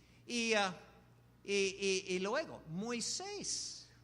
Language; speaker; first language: Spanish; non-native, fluent; English